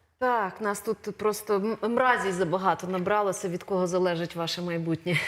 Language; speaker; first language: Ukrainian; native; Ukrainian